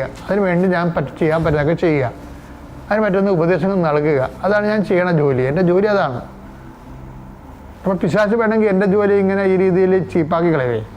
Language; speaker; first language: Malayalam; native; Malayalam